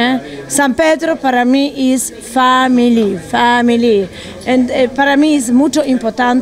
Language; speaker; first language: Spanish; non-native, learner; Polish